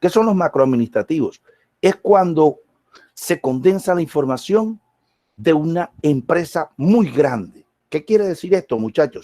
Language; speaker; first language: Spanish; native; Spanish